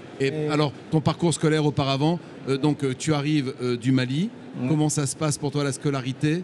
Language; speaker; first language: French; native; French